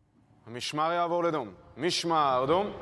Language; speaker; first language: Hebrew; native; Hebrew